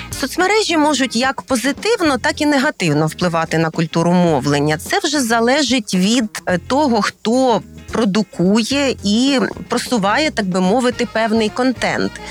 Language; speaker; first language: Ukrainian; native; Ukrainian